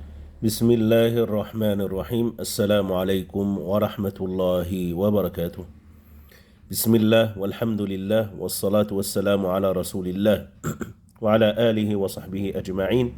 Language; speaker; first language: Arabic; non-native, fluent; Indonesian